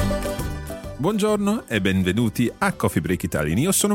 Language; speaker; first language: Italian; non-native, fluent; English